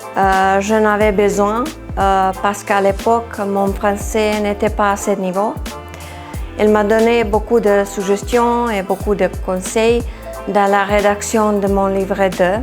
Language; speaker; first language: French; non-native, fluent; Serbian